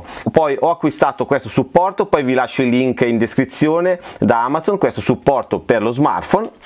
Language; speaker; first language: Italian; native; Italian